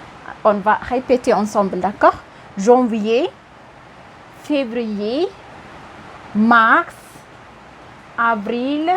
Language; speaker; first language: French; non-native, fluent; Amharic